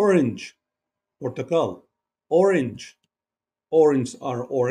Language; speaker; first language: English; non-native, learner; Turkish